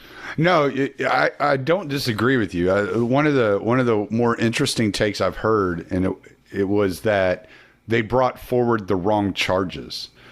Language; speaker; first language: English; native; English